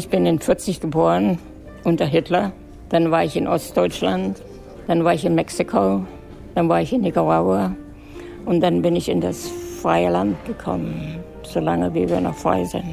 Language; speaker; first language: German; native; German